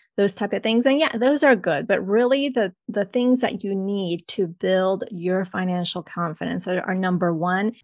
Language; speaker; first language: English; early bilingual, other home language; Spanish